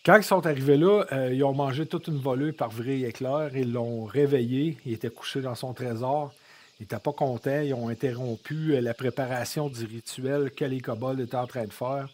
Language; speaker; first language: French; native; French